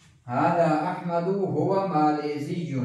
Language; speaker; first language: Arabic; non-native, fluent; Urdu